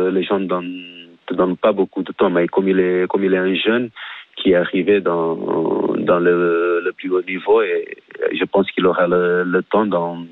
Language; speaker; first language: French; non-native, fluent; Portuguese